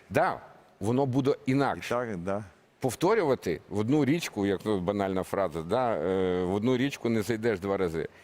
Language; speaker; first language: Ukrainian; native; Ukrainian